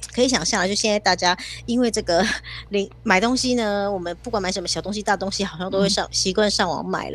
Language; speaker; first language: Chinese; native; Chinese